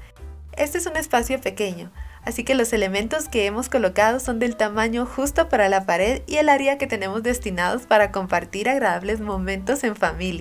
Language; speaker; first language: Spanish; native; Spanish